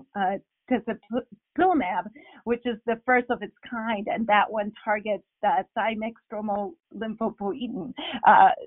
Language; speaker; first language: English; non-native, fluent; Spanish